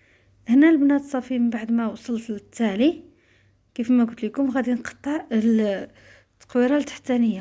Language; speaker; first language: Arabic; native; Arabic